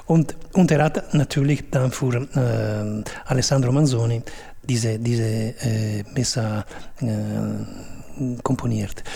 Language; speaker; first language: German; non-native, fluent; Italian